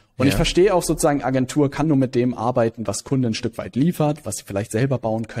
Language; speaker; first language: German; native; German